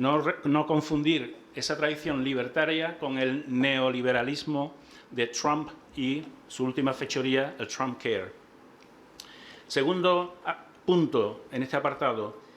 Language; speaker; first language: Spanish; native; Spanish